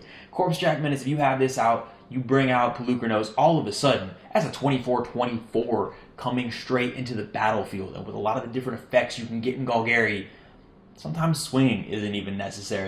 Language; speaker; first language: English; native; English